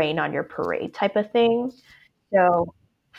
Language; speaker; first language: English; non-native, local second language; Cantonese